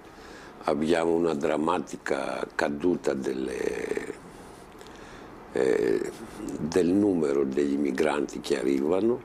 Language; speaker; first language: Italian; non-native, fluent; Greek